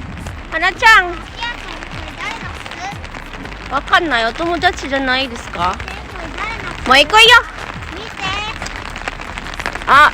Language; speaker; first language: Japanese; non-native, learner; Cebuano